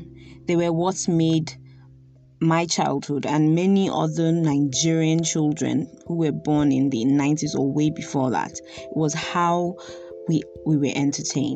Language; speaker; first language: English; non-native, local second language; Yoruba